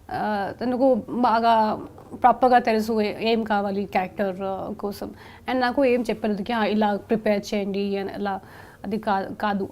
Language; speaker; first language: Telugu; non-native, local second language; Hindi